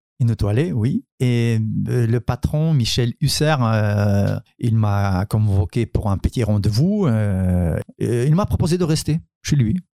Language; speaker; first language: French; non-native, fluent; Ukrainian